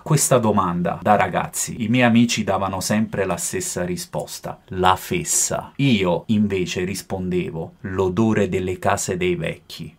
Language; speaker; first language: Italian; native; Italian